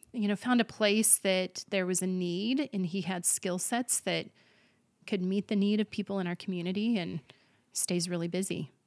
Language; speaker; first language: English; native; English